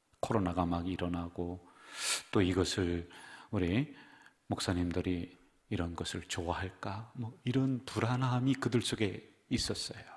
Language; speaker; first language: Korean; native; Korean